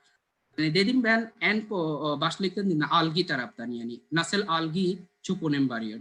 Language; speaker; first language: Turkish; non-native, learner; Bangla